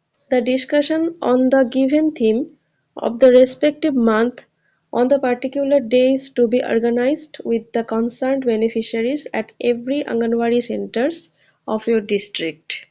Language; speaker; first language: English; non-native, local second language; Bangla